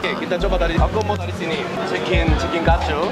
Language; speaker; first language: Indonesian; non-native, fluent; Korean